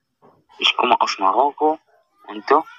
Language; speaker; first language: German; non-native, learner; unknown